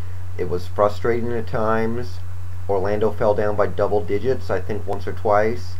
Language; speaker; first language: English; native; English